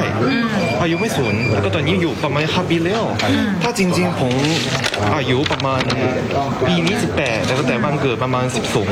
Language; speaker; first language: Thai; non-native, learner; Chinese